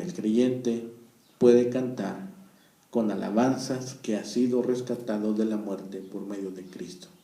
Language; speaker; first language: Spanish; native; Spanish